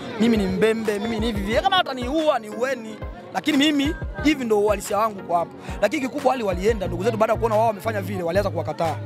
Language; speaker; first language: Swahili; non-native, local second language; Bembe